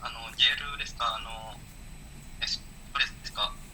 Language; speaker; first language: Japanese; non-native, learner; Indonesian